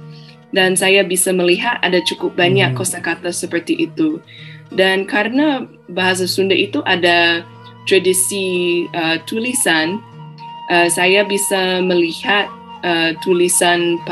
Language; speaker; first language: Indonesian; non-native, fluent; English